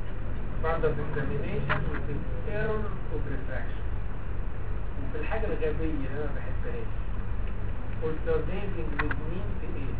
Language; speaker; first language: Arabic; native; Arabic